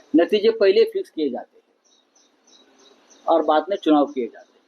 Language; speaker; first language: Hindi; non-native, local second language; Marathi